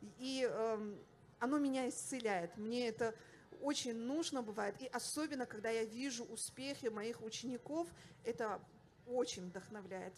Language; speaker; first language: Russian; non-native, local second language; Avaric